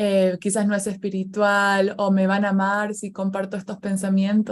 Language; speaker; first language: Spanish; native; Spanish